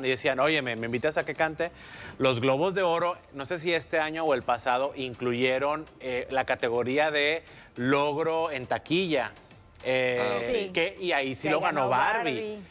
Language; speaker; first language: Spanish; native; Spanish